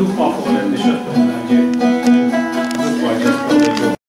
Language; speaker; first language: French; non-native, learner; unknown